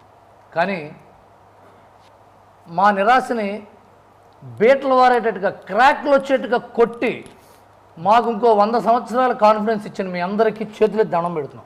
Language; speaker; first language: Telugu; native; Telugu